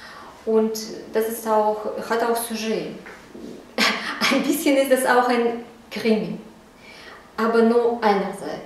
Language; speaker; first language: German; non-native, fluent; Russian